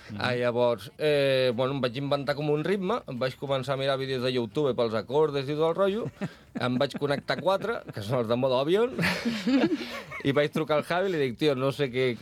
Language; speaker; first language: Catalan; non-native, local second language; Spanish